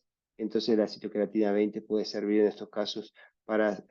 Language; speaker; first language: Spanish; native; Spanish